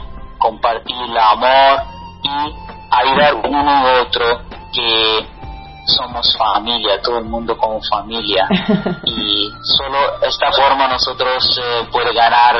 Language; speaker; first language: Spanish; non-native, learner; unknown